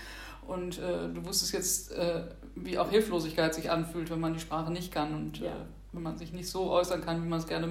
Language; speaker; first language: German; native; German